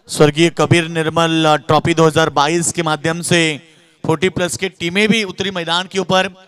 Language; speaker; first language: Hindi; non-native, local second language; Marathi